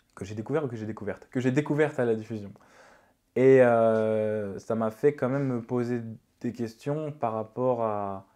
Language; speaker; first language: French; native; French